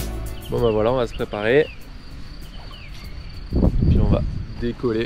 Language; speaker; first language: French; native; French